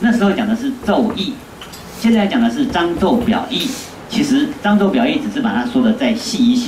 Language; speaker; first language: Chinese; native; Chinese